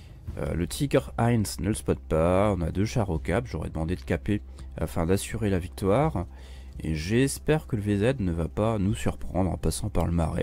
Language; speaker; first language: French; native; French